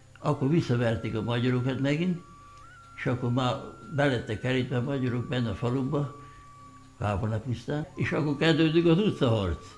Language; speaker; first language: Hungarian; non-native, local second language; German